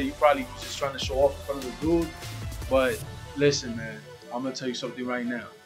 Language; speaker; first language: English; early bilingual, other home language; Spanish